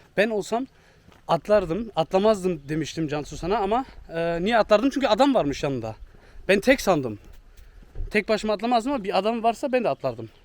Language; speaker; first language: Turkish; early bilingual, heritage; Turkish